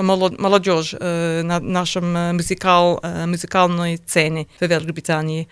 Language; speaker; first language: Russian; non-native, learner; English